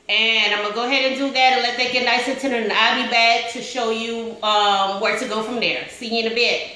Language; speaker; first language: English; native; English